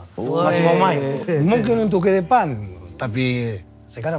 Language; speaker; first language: Indonesian; non-native, fluent; Spanish